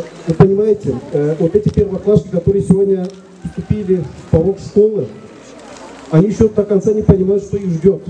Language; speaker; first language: Russian; non-native, local second language; Gagauz